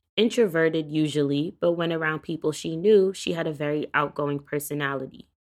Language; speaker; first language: English; native; English